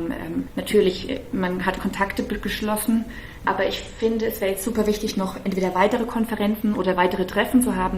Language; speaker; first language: German; native; German